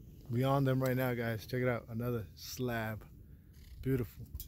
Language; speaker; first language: English; native; English